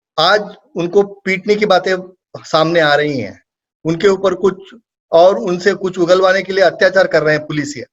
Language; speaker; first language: Hindi; non-native, local second language; Marathi